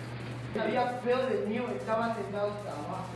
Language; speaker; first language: Spanish; native; Spanish